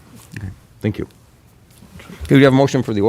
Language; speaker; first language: English; native; English